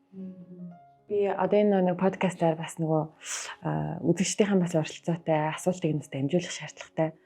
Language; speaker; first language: Mongolian; native; Mongolian